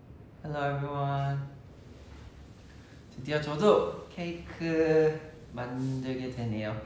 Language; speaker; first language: Korean; early bilingual, heritage; Korean